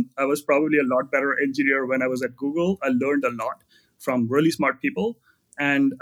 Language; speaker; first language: English; non-native, local second language; Hindi